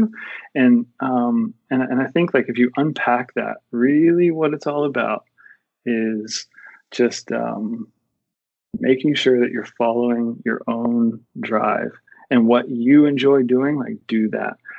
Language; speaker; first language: English; native; English